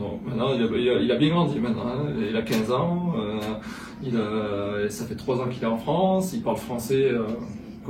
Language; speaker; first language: French; native; French